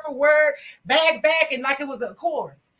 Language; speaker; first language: English; native; English